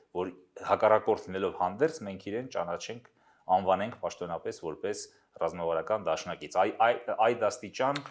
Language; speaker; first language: Armenian; native; Armenian